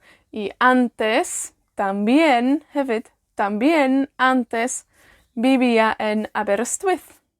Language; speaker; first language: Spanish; non-native, fluent; Welsh